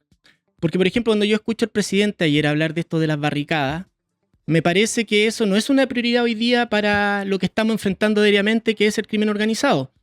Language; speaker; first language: Spanish; native; Spanish